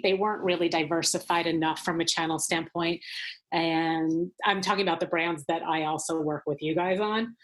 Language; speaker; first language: English; native; English